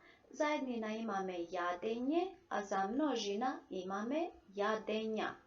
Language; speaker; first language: Macedonian; non-native, local second language; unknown